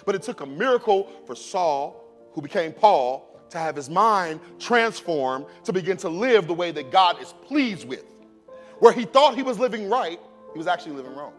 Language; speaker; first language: English; native; English